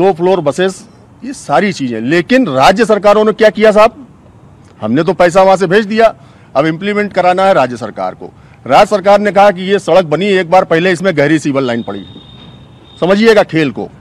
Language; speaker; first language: Hindi; native; Hindi